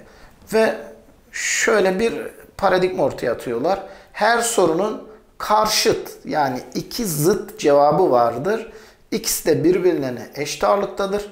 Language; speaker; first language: Turkish; native; Turkish